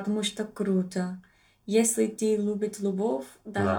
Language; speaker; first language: Russian; non-native, learner; English